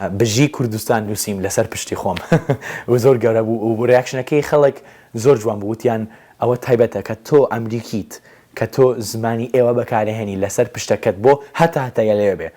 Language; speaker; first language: Kurdish; early bilingual, other home language; English